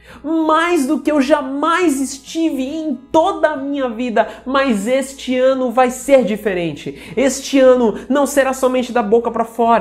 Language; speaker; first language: Portuguese; native; Portuguese